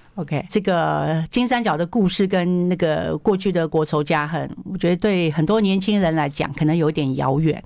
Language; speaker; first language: Chinese; early bilingual, heritage; Chinese